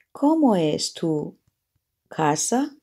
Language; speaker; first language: Spanish; non-native, fluent; Persian